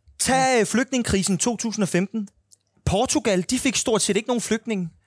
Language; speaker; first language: Danish; native; Danish